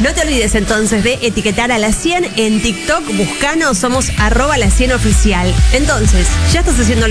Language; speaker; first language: Spanish; native; Spanish